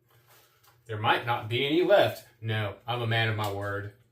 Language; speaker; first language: English; native; English